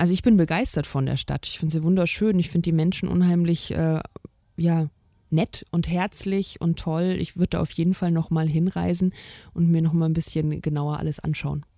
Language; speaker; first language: German; native; German